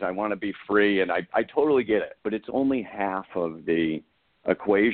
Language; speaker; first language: English; native; English